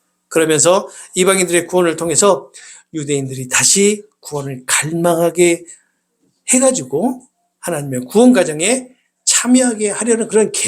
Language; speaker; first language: Korean; native; Korean